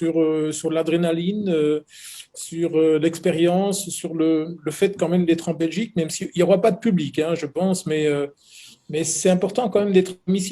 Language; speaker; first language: French; native; French